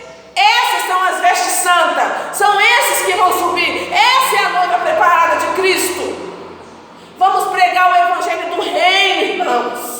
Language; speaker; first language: Portuguese; native; Portuguese